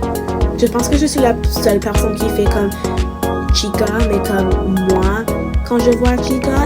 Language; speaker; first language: French; non-native, learner; English